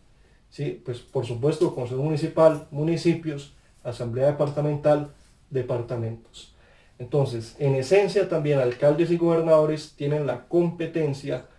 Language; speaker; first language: Spanish; native; Spanish